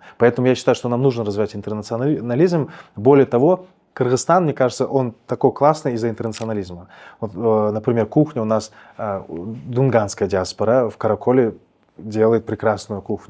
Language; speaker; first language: Russian; native; Russian